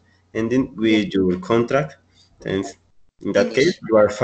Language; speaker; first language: English; non-native, learner; Spanish